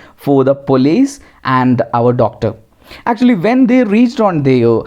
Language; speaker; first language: English; non-native, local second language; Malayalam